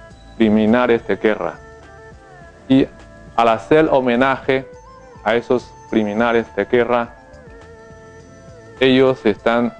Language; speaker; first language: Spanish; non-native, fluent; Chinese